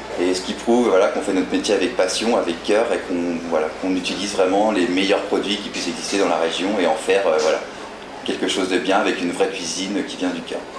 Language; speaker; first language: French; native; French